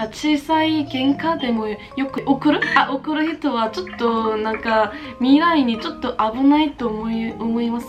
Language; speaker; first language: Japanese; non-native, learner; Korean